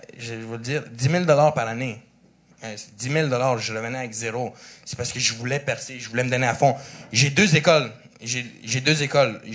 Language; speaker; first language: French; early bilingual, other home language; Russian